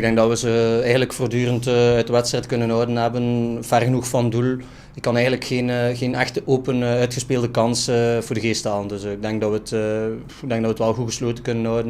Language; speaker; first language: Dutch; native; Dutch